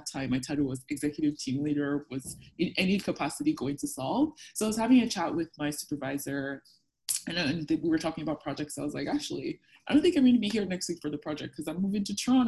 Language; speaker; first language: English; non-native, local second language; Yoruba